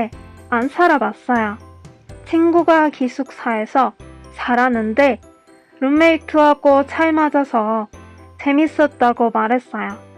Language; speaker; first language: Korean; non-native, learner; Persian